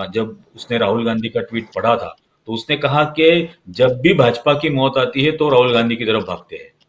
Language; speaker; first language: Hindi; non-native, local second language; Marathi